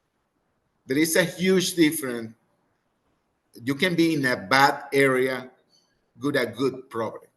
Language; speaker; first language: English; non-native, fluent; Spanish